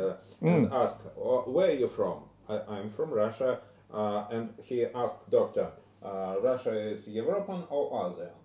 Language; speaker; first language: English; non-native, learner; Russian